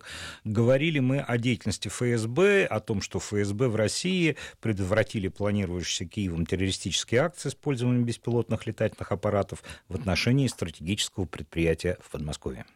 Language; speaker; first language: Russian; native; Russian